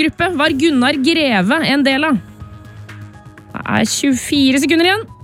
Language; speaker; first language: Norwegian; native; Norwegian